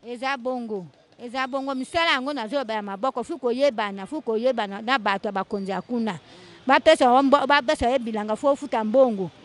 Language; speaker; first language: Lingala; non-native, local second language; Kongo